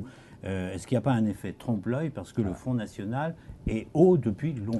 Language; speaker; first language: French; native; French